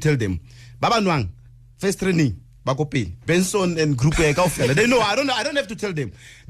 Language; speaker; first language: English; non-native, local second language; Tswana